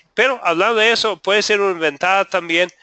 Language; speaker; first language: Spanish; non-native, fluent; English